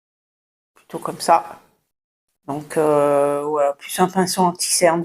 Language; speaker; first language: French; native; French